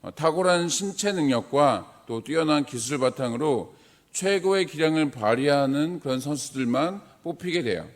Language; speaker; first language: Korean; native; Korean